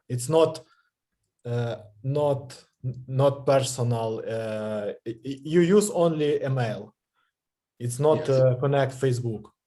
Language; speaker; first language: English; non-native, learner; Russian